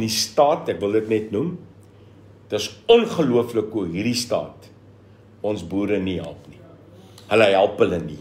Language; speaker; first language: Afrikaans; non-native, local second language; English